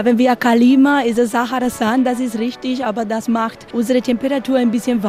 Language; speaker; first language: German; non-native, learner; Spanish